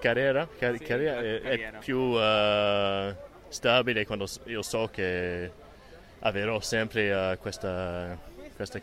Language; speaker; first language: Italian; non-native, learner; English